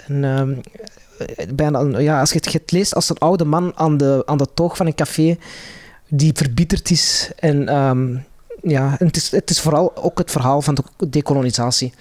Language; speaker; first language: Dutch; non-native, local second language; Arabic